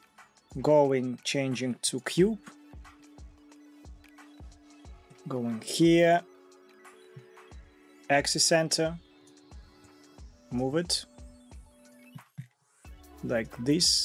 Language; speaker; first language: English; non-native, fluent; Russian